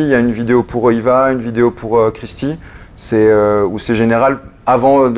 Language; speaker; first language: French; native; French